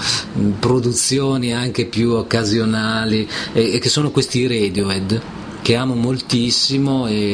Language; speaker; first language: Italian; native; Italian